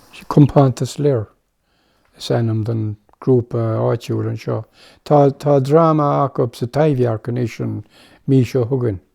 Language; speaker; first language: Irish; non-native, local second language; English